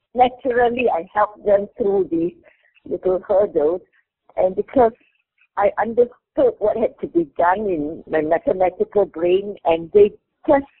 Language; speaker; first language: English; non-native, local second language; Min Nan Chinese